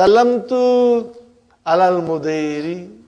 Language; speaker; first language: Arabic; non-native, fluent; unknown